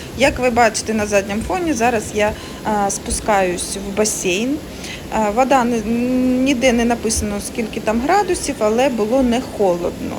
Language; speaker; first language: Ukrainian; non-native, local second language; Russian